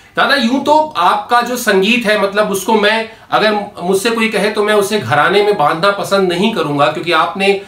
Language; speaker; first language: Hindi; native; Hindi